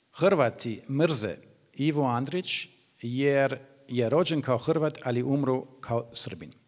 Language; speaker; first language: Serbian; non-native, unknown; German